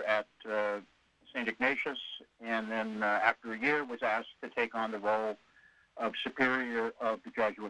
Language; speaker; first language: English; native; English